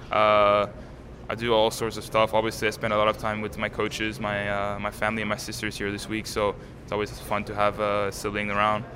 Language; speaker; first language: English; non-native, fluent; French